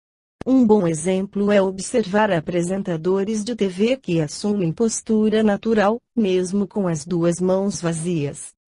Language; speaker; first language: Portuguese; native; Portuguese